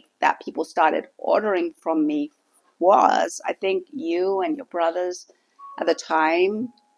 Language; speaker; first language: English; native; English